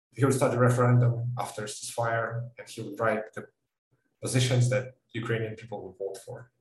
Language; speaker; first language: English; non-native, fluent; Ukrainian